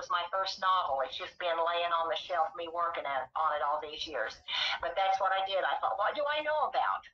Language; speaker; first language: English; native; English